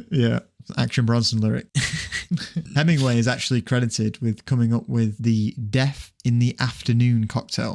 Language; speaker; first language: English; native; English